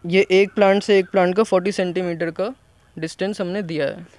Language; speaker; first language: Hindi; native; Hindi